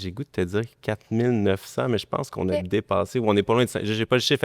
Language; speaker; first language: French; native; French